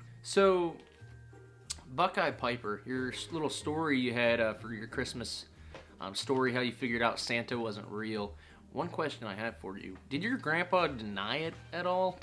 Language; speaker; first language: English; native; English